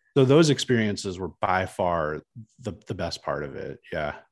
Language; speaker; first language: English; native; English